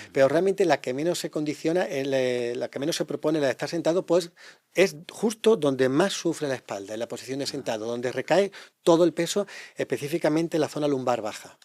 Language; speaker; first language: Spanish; native; Spanish